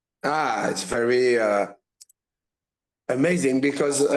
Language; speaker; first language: English; non-native, learner; French